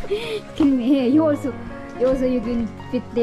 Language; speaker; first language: English; non-native, local second language; Filipino